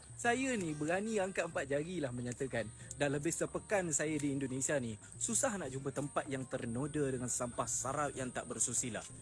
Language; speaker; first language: Malay; native; Malay